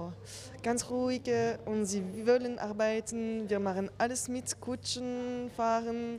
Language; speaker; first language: German; non-native, local second language; French